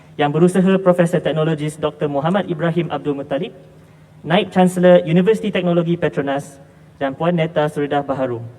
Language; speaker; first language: Malay; native; Malay